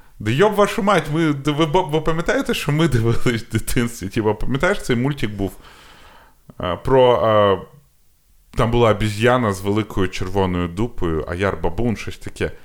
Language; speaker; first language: Ukrainian; native; Ukrainian